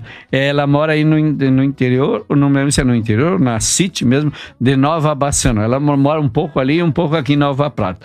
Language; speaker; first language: Portuguese; native; Portuguese